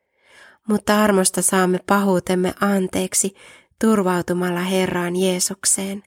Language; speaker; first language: Finnish; native; Finnish